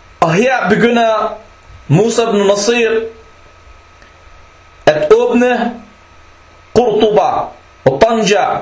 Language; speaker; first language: Danish; early bilingual, other home language; Arabic